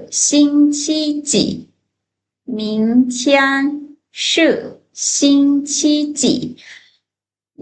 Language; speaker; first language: Chinese; non-native, fluent; Lao